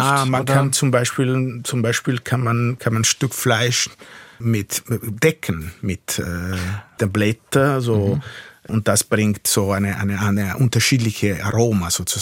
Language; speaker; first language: German; non-native, fluent; Italian